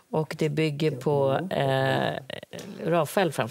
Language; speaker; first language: Swedish; native; Swedish